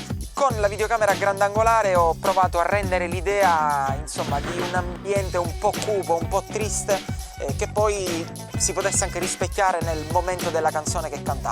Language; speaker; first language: Italian; native; Italian